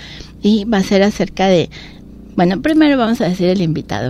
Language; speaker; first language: Spanish; native; Spanish